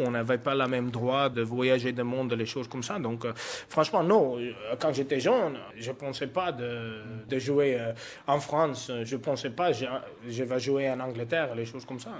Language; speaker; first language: French; non-native, fluent; Afrikaans